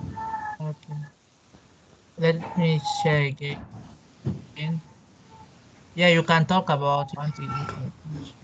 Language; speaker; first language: English; non-native, local second language; French